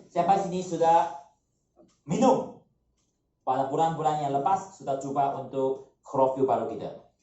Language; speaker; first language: Malay; non-native, local second language; Chinese